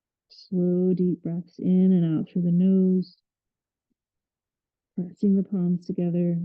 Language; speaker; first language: English; native; English